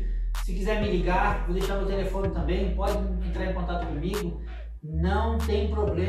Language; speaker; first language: Portuguese; native; Portuguese